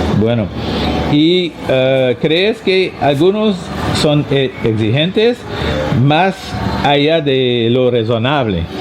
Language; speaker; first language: Spanish; non-native, learner; French